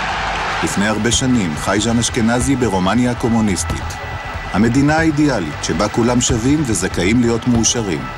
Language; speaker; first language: Hebrew; native; Hebrew